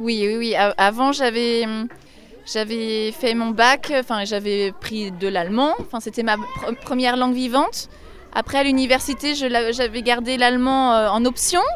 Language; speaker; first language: French; native; French